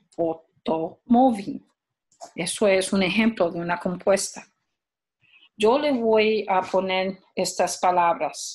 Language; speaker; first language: Spanish; early bilingual, heritage; Spanish